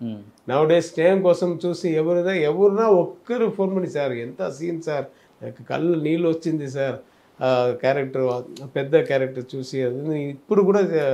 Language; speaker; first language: Telugu; non-native, learner; Tamil